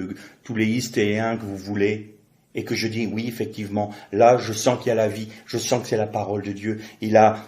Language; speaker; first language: French; native; French